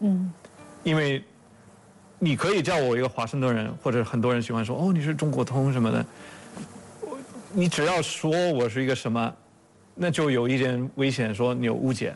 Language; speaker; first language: Chinese; non-native, fluent; English